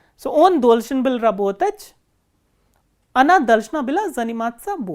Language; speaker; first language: Russian; non-native, fluent; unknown